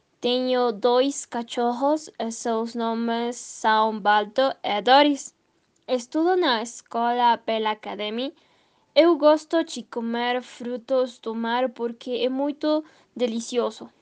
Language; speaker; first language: Portuguese; non-native, learner; Spanish